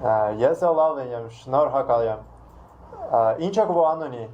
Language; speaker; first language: Armenian; non-native, learner; Portuguese